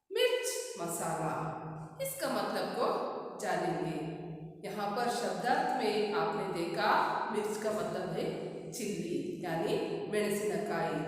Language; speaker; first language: Hindi; non-native, local second language; Kannada